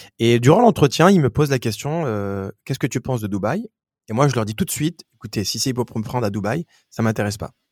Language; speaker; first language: French; native; French